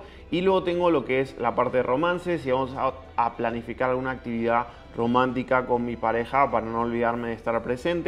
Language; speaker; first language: Spanish; native; Spanish